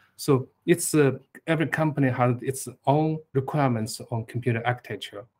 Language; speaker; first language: English; non-native, fluent; Chinese